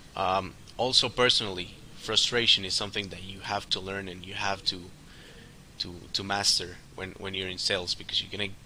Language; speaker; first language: English; non-native, fluent; Spanish